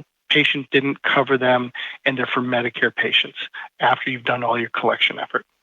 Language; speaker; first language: English; native; English